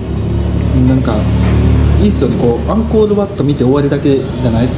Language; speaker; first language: Japanese; native; Japanese